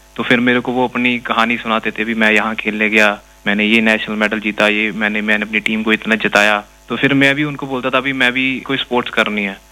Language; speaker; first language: Hindi; non-native, local second language; Punjabi